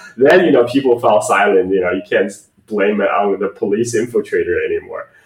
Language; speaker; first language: English; non-native, fluent; Chinese